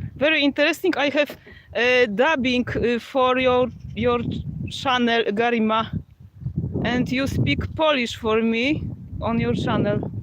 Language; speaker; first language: English; non-native, learner; Polish